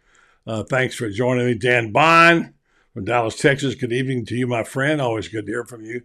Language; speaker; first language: English; native; English